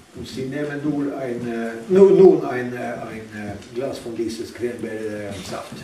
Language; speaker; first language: German; non-native, learner; Northern Sami